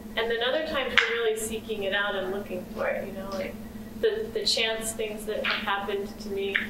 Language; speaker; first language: English; native; English